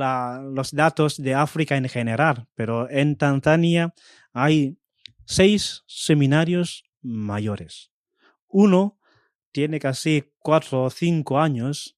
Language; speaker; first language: Spanish; non-native, fluent; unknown